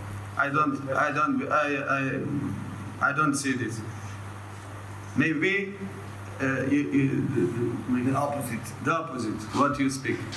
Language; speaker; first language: English; non-native, learner; Portuguese